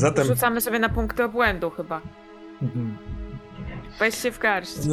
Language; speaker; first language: Polish; native; Polish